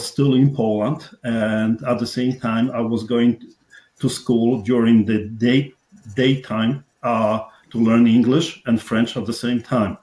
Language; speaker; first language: English; non-native, fluent; Polish